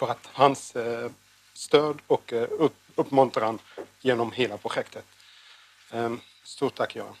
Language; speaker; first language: Swedish; non-native, learner; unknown